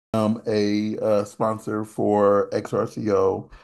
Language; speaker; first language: English; native; English